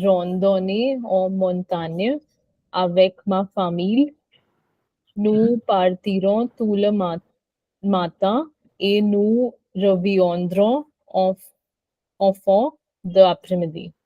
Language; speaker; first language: French; non-native, learner; Hindi